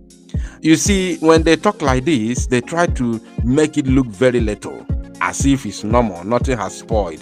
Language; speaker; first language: English; non-native, local second language; Igbo